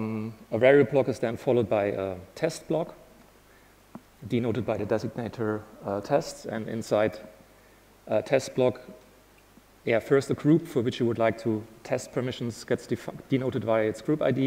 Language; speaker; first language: English; non-native, fluent; German